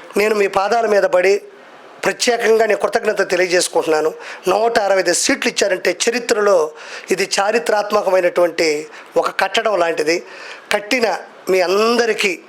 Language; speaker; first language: Telugu; native; Telugu